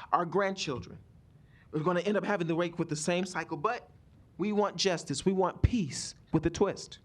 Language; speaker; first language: English; native; English